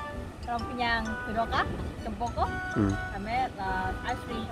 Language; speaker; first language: Korean; non-native, learner; Lao